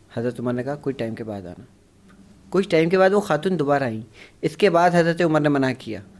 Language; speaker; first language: Urdu; native; Urdu